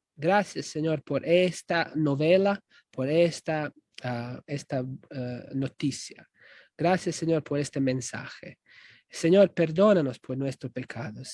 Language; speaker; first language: Spanish; non-native, fluent; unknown